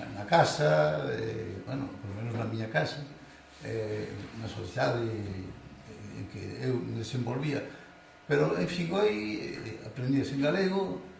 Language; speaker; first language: Galician; non-native, local second language; Spanish